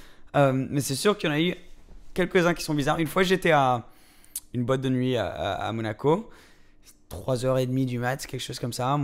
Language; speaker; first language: French; native; French